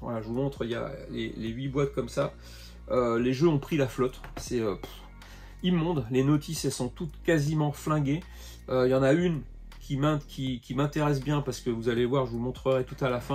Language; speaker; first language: French; native; French